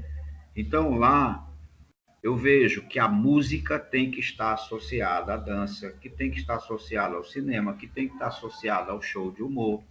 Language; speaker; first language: Portuguese; native; Portuguese